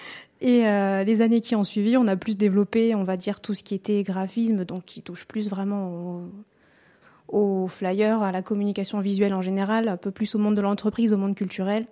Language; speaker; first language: French; native; French